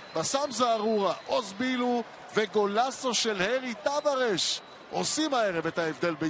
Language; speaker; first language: Hebrew; native; Hebrew